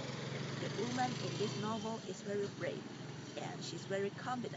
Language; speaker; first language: English; non-native, learner; Chinese